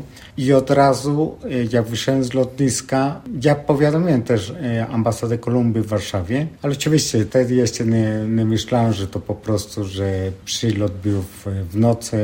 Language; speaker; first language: Polish; non-native, fluent; Spanish